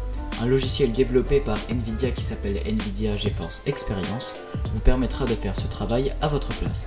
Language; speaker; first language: French; native; French